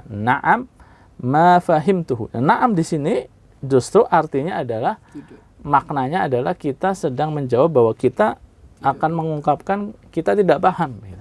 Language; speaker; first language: Indonesian; native; Indonesian